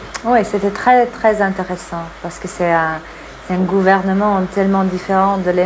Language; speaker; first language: French; non-native, fluent; English